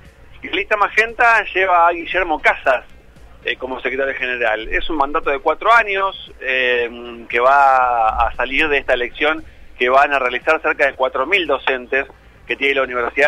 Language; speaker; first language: Spanish; native; Spanish